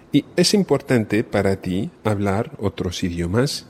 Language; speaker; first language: Spanish; non-native, fluent; English